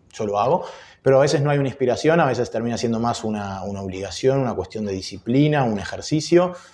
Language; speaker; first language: Spanish; native; Spanish